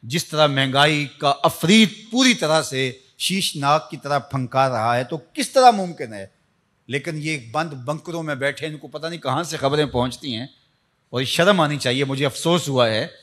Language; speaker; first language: Urdu; native; Urdu